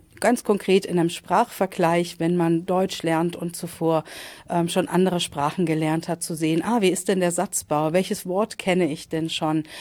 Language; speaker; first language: German; native; German